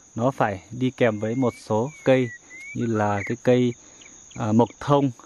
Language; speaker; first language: Vietnamese; non-native, local second language; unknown